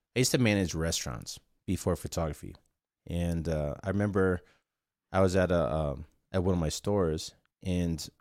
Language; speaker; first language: English; non-native, fluent; Korean